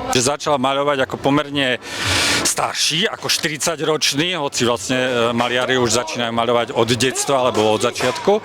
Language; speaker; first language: Slovak; native; Slovak